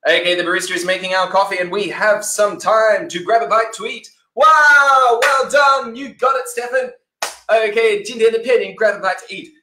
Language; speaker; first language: English; native; English